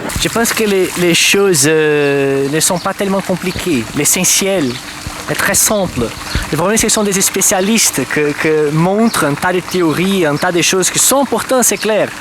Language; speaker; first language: French; native; French